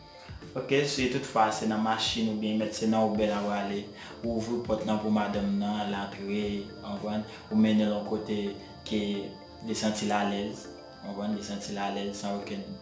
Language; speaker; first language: French; non-native, learner; Haitian Creole